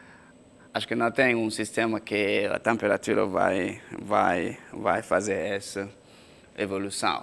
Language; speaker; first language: Portuguese; non-native, fluent; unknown